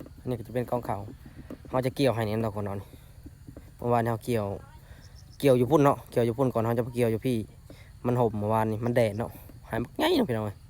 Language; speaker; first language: Thai; non-native, local second language; Lao